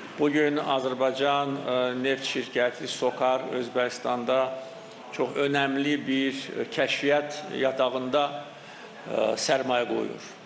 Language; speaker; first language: Azerbaijani; native; Azerbaijani